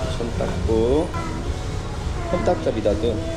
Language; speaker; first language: Korean; native; Korean